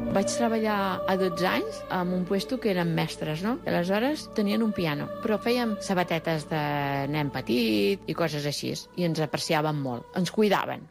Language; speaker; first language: Catalan; early bilingual, other home language; Spanish